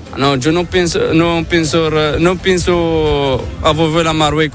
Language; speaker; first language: Spanish; non-native, learner; Arabic